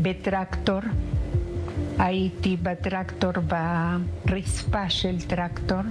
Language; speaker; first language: Hebrew; non-native, learner; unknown